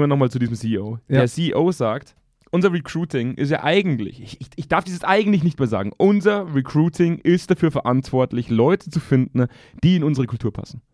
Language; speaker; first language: German; native; German